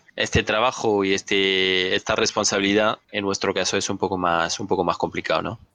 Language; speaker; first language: Spanish; non-native, fluent; French